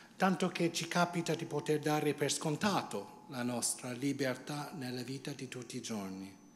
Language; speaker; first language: Italian; non-native, fluent; English